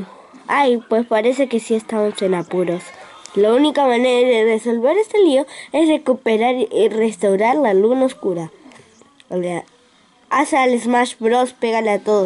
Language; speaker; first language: Spanish; native; Spanish